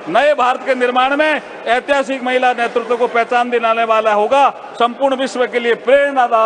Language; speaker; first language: Hindi; native; Hindi